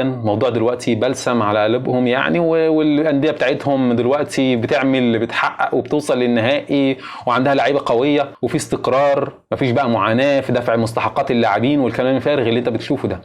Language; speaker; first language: Arabic; native; Arabic